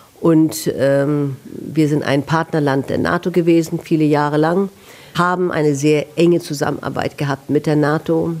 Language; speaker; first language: German; native; German